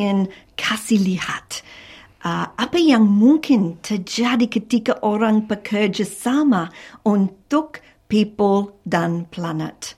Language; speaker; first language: Indonesian; non-native, fluent; English